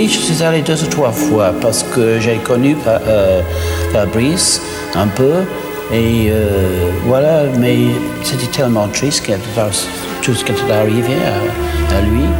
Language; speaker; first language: French; non-native, fluent; English